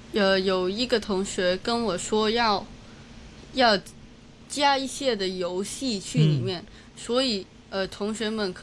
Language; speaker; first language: Chinese; non-native, learner; Cantonese